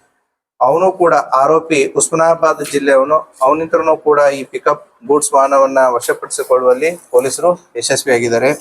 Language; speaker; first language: Kannada; native; Kannada